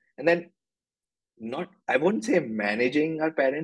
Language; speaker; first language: English; non-native, local second language; Hindi